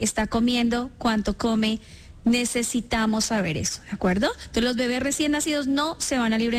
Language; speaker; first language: Spanish; native; Spanish